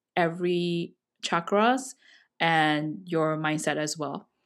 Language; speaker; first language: English; non-native, local second language; Chinese